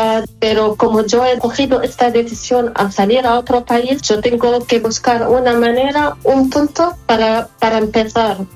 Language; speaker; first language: Spanish; non-native, learner; Arabic